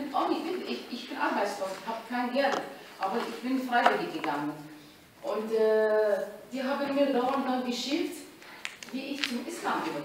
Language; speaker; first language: German; non-native, learner; Arabic